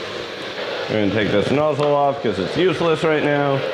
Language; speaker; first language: English; native; English